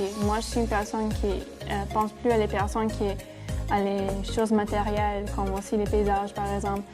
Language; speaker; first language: French; non-native, fluent; Italian